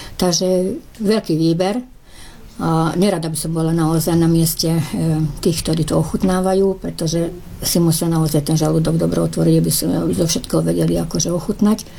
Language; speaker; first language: Slovak; early bilingual, heritage; Slovak